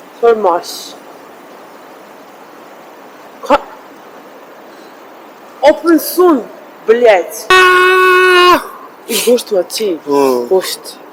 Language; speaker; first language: Korean; non-native, learner; Uzbek